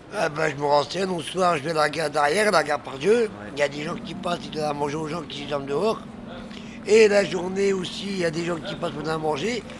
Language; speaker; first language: French; native; French